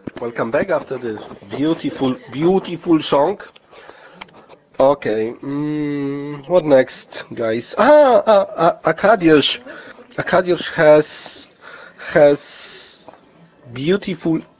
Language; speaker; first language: English; non-native, learner; Polish